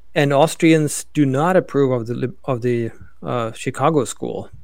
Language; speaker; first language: English; non-native, fluent; Swedish